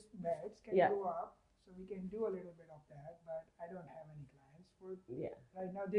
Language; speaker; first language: English; non-native, local second language; Gujarati